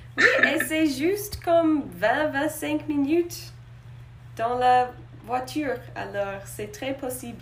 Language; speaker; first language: French; non-native, learner; English